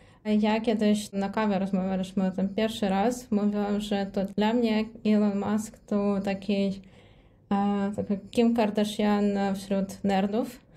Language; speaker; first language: Polish; non-native, fluent; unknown